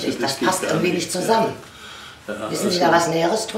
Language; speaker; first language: German; native; German